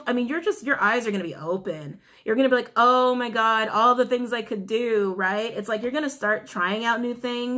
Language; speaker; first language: English; native; English